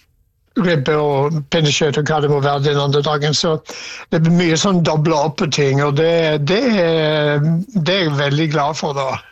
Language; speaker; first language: Norwegian; non-native, fluent; English